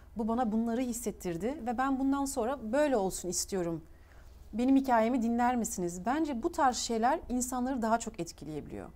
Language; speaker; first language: Turkish; early bilingual, heritage; Turkish